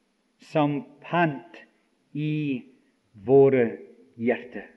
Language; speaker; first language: Norwegian; non-native, fluent; English